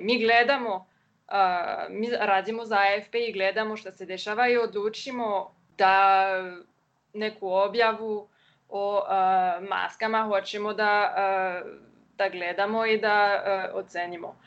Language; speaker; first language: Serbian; non-native, learner; French